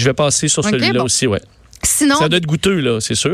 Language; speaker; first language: French; native; French